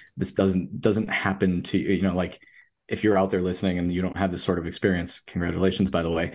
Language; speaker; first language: English; native; English